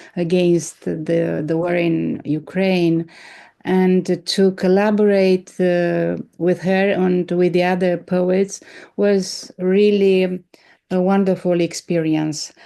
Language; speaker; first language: English; non-native, fluent; Romanian